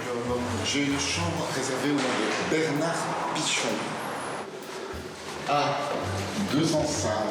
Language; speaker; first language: French; native; French